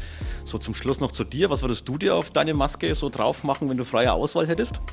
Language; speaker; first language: German; native; German